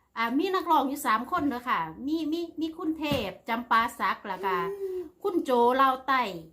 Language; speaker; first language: Thai; native; Thai